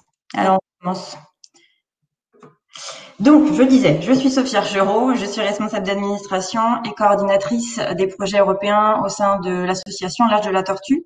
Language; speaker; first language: French; native; French